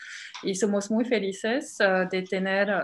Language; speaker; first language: Spanish; non-native, fluent; French